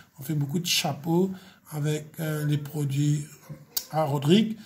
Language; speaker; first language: French; non-native, local second language; Morisyen